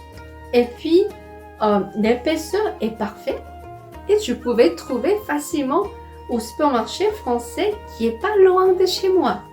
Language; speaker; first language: French; non-native, fluent; Korean